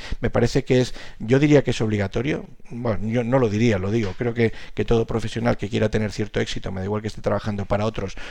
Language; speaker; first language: Spanish; native; Spanish